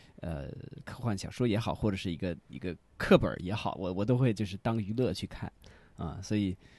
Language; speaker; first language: Chinese; non-native, fluent; English